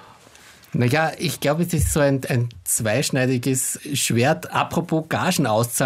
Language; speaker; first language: German; native; German